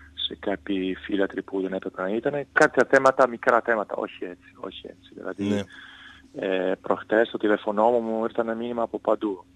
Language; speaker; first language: Greek; non-native, fluent; Italian